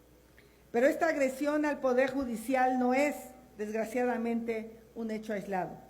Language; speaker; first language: Spanish; native; Spanish